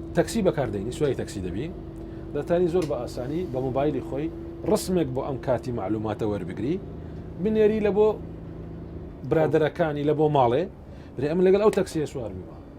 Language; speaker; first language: Central Kurdish; non-native, local second language; Syriac